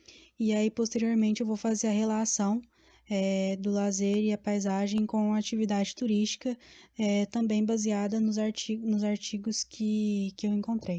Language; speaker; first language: Portuguese; native; Portuguese